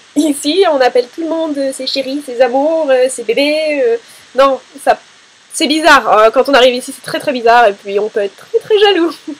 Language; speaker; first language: French; native; French